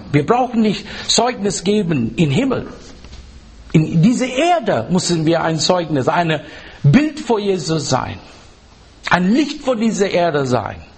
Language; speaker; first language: German; non-native, fluent; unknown